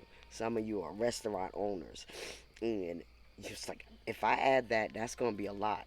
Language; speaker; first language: English; native; English